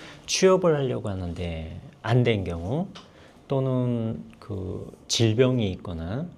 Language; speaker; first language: Korean; native; Korean